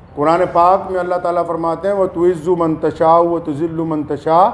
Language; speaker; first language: Hindi; native; Hindi